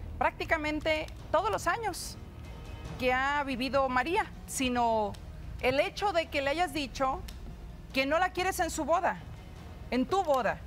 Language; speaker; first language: Spanish; native; Spanish